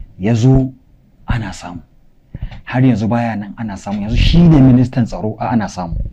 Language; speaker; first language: Hausa; non-native, local second language; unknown